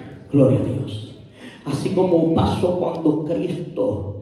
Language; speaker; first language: Spanish; native; Spanish